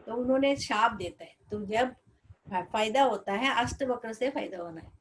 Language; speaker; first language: Hindi; non-native, local second language; Telugu